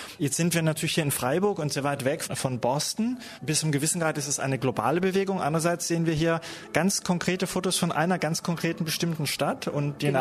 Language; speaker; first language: German; native; German